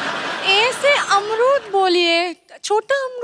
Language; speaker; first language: Hindi; non-native, learner; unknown